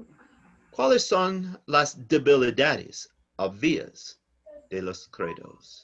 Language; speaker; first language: Spanish; non-native, learner; English